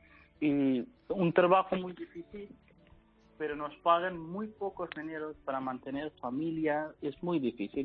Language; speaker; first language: Spanish; non-native, learner; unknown